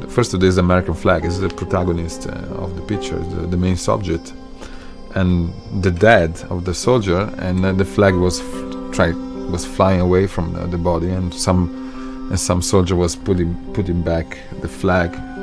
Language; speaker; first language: English; non-native, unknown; Italian